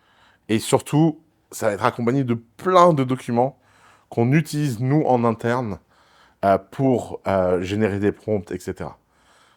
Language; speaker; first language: French; native; French